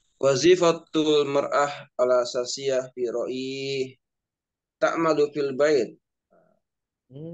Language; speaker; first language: Arabic; non-native, learner; Indonesian